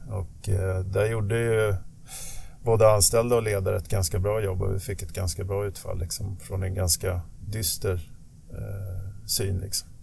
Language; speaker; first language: Swedish; native; Swedish